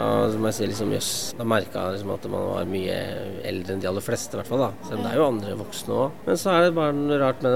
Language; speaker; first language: Norwegian; native; Norwegian